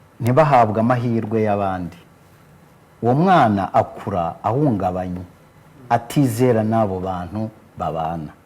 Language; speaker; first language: Kinyarwanda; early bilingual, heritage; Kinyarwanda